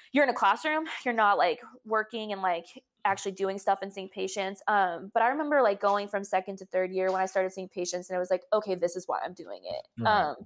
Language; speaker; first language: English; native; English